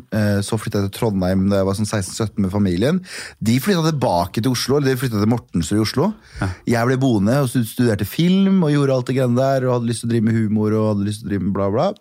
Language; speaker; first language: Norwegian; early bilingual, other home language; Kurdish